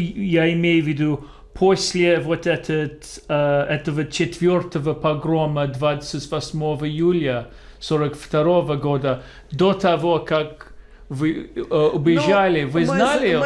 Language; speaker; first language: Russian; non-native, fluent; English